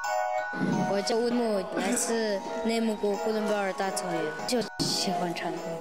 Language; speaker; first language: Chinese; non-native, local second language; Mongolian